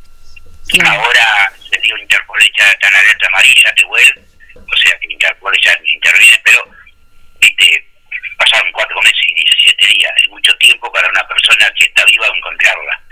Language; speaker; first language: Spanish; native; Spanish